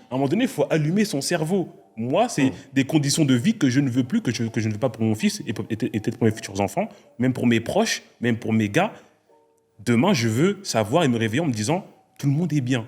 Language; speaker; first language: French; native; French